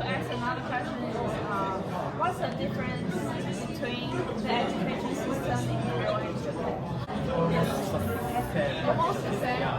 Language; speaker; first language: English; non-native, fluent; Chinese